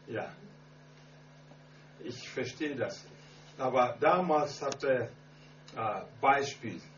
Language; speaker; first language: German; non-native, learner; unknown